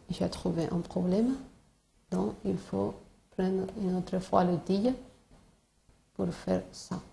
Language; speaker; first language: French; non-native, learner; Spanish